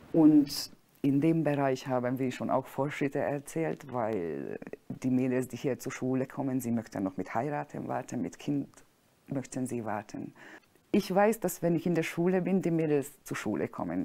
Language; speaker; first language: German; non-native, fluent; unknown